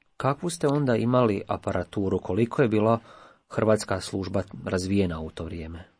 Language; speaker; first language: Croatian; native; Croatian